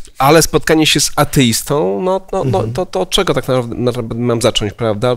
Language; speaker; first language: Polish; native; Polish